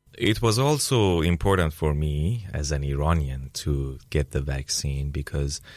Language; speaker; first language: English; non-native, fluent; Persian